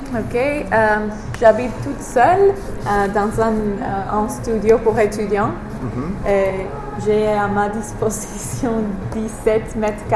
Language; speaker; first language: French; non-native, fluent; English